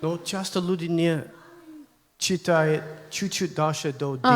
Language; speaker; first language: Russian; non-native, learner; English